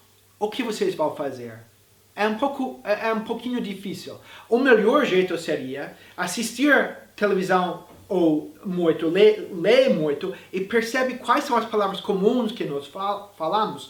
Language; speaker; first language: Portuguese; non-native, fluent; English